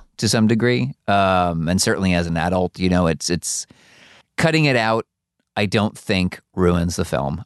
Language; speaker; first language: English; early bilingual, other home language; Hungarian